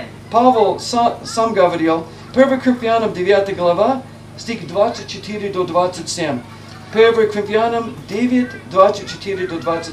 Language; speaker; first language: Russian; non-native, learner; English